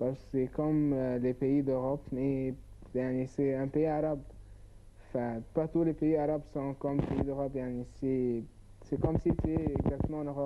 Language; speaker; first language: French; non-native, learner; Arabic